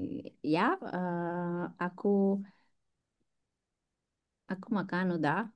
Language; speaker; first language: Indonesian; non-native, learner; English